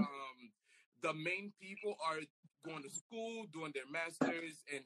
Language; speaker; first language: English; non-native, fluent; Haitian Creole